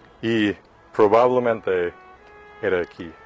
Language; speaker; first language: Spanish; non-native, fluent; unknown